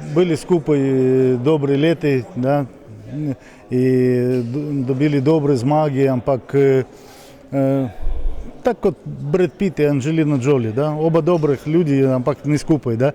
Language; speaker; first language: Slovenian; non-native, learner; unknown